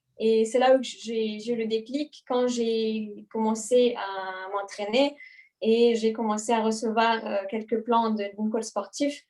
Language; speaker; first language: French; non-native, fluent; Hungarian